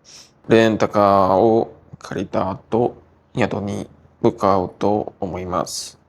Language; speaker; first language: Japanese; non-native, learner; Korean